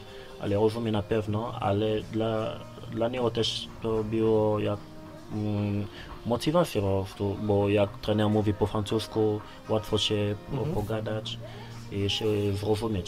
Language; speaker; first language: Polish; non-native, learner; Lingala